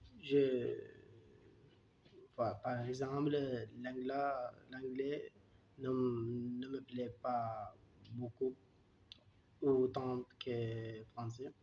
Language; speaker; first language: French; non-native, learner; Turkish